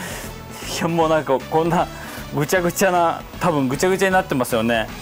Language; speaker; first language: Japanese; native; Japanese